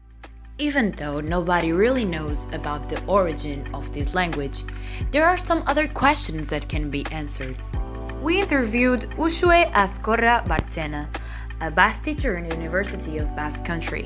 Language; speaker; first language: English; non-native, fluent; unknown